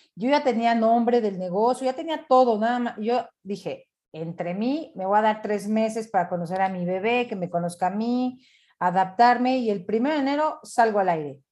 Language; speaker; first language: Spanish; native; Spanish